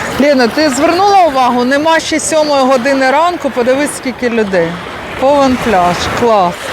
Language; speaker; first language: Ukrainian; native; Ukrainian